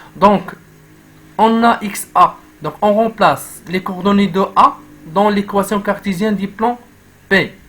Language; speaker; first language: French; non-native, local second language; Arabic